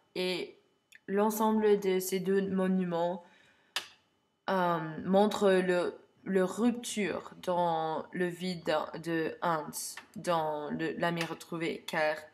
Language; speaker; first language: French; non-native, learner; English